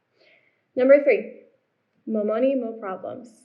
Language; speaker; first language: English; native; English